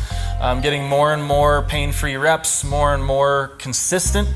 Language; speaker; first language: English; native; English